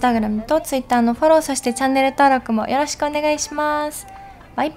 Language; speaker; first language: Japanese; native; Japanese